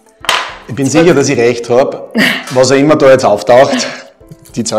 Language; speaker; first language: German; native; German